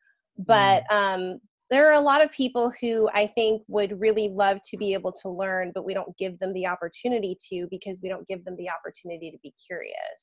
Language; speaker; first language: English; native; English